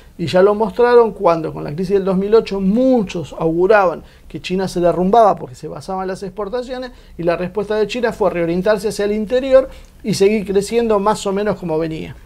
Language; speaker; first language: Spanish; native; Spanish